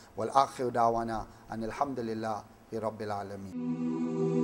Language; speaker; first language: English; native; English